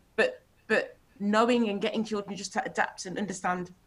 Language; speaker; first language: English; native; English